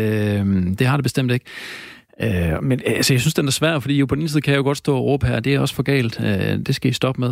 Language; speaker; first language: Danish; native; Danish